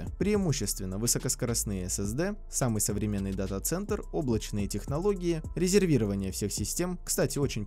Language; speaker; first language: Russian; native; Russian